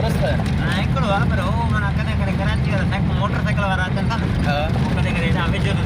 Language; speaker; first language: Hindi; non-native, local second language; Sindhi